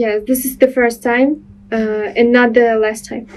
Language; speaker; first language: English; non-native, learner; Russian